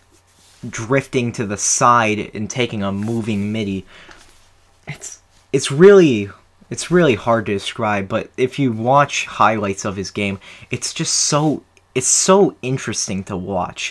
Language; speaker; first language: English; native; English